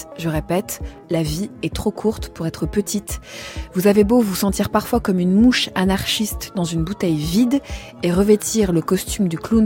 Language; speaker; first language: French; native; French